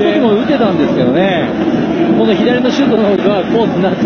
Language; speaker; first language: Japanese; native; Japanese